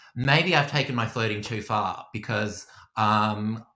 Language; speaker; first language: English; native; English